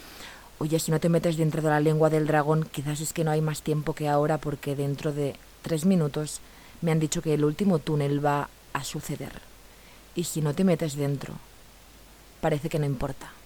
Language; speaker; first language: Spanish; native; Spanish